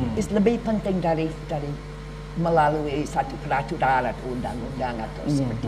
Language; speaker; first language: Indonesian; non-native, learner; English